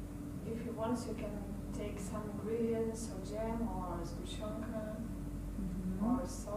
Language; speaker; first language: English; non-native, learner; Russian